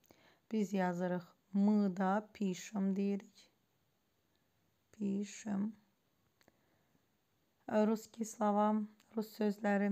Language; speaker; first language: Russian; non-native, fluent; Azerbaijani